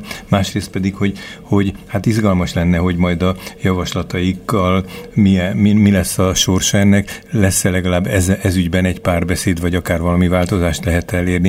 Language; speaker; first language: Hungarian; native; Hungarian